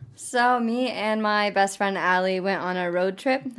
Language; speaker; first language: English; native; English